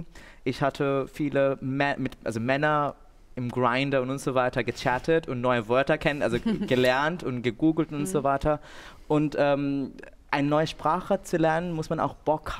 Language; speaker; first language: German; non-native, fluent; Bangla